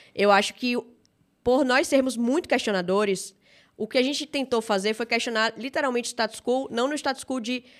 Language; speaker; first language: Portuguese; native; Portuguese